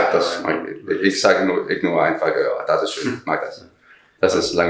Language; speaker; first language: German; non-native, learner; Danish